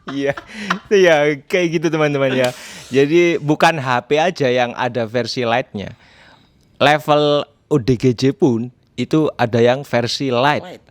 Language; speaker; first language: Indonesian; native; Indonesian